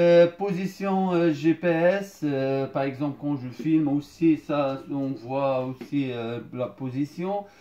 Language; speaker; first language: French; non-native, fluent; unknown